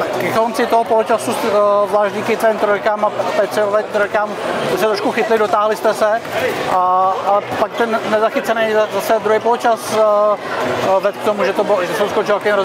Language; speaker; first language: Czech; native; Czech